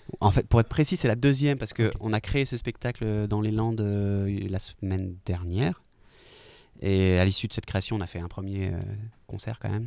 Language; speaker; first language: French; native; French